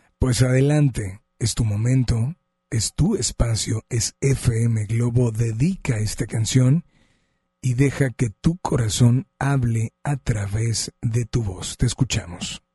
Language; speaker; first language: Spanish; native; Spanish